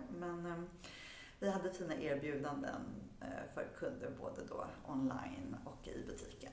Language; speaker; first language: Swedish; early bilingual, heritage; Swedish